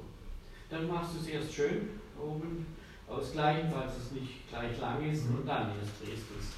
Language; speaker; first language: German; native; German